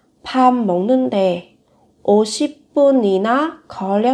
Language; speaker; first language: Korean; non-native, fluent; Vietnamese